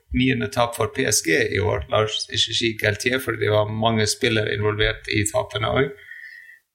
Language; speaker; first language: Norwegian; non-native, fluent; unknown